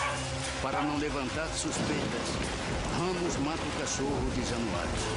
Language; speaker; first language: Portuguese; native; Portuguese